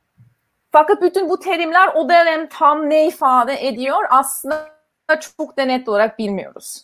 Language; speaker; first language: Turkish; non-native, fluent; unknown